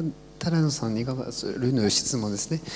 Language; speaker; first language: Japanese; non-native, learner; French